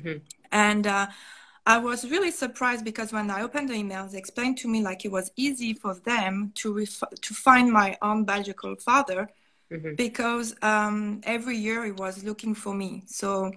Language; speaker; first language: English; non-native, fluent; French